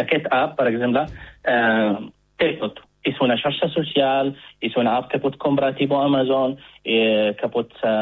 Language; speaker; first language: Catalan; non-native, fluent; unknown